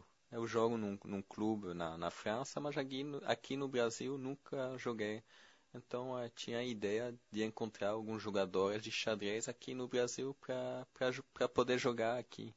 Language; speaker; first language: Portuguese; non-native, fluent; French